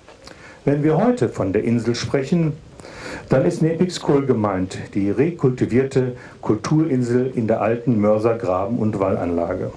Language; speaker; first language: German; native; German